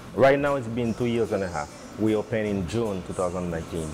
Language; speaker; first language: English; non-native, fluent; Haitian Creole